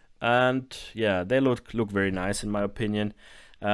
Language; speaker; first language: English; non-native, fluent; German